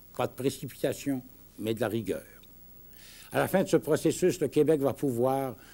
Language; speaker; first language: French; native; French